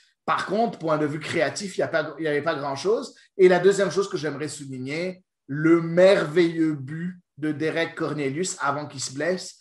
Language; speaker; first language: French; native; French